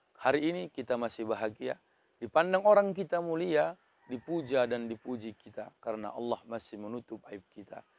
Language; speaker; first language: Malay; native; Malay